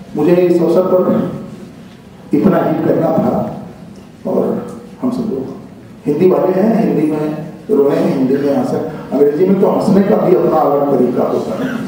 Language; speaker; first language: Hindi; native; Hindi